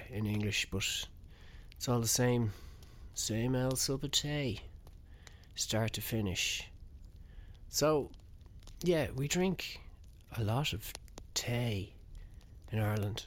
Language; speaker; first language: English; native; English